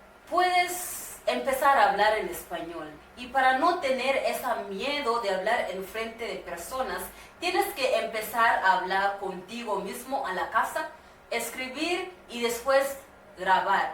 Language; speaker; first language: Spanish; non-native, learner; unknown